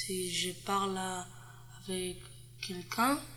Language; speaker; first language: French; non-native, learner; Spanish